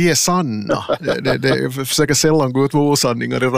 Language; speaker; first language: Swedish; native; Swedish